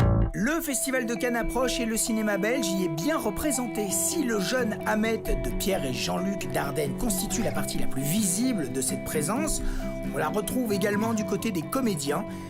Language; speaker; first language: French; native; French